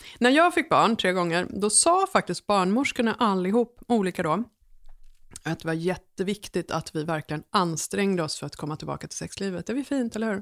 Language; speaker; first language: Swedish; native; Swedish